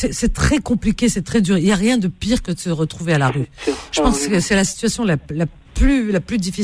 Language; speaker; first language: French; native; French